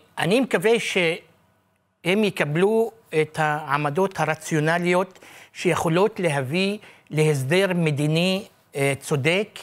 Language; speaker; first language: Hebrew; non-native, local second language; Arabic